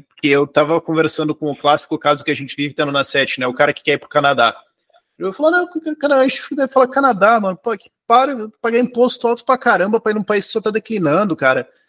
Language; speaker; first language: Portuguese; native; Portuguese